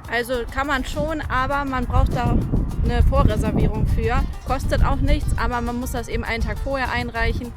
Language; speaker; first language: German; native; German